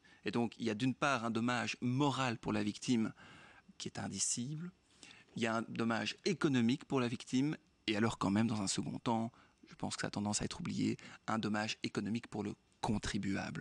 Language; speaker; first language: French; native; French